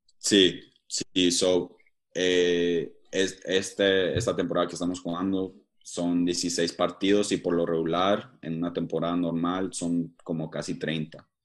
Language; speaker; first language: Spanish; early bilingual, heritage; Spanish